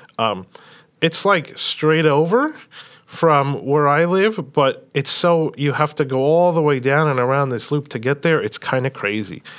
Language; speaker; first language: English; native; English